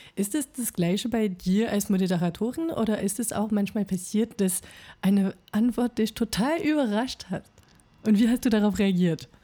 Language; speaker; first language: German; non-native, fluent; French